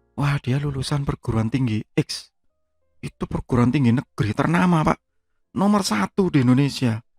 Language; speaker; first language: Indonesian; native; Indonesian